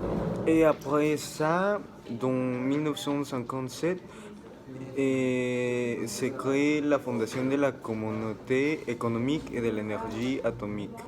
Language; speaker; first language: French; non-native, learner; Spanish